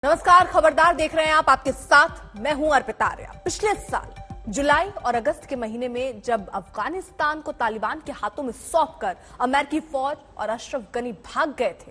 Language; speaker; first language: Hindi; native; Hindi